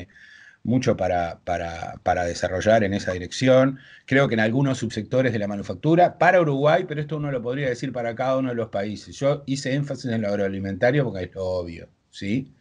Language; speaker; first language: Spanish; native; Spanish